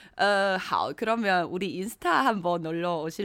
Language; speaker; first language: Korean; non-native, fluent; Chinese